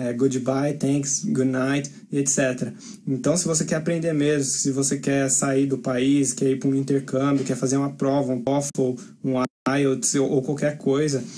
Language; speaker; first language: Portuguese; native; Portuguese